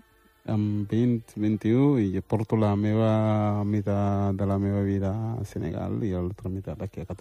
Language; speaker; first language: Catalan; early bilingual, other home language; Wolof